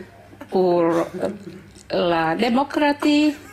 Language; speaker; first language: French; non-native, learner; Finnish